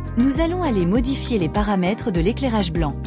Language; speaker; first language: French; native; French